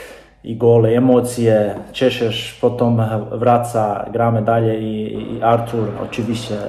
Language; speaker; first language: Polish; non-native, learner; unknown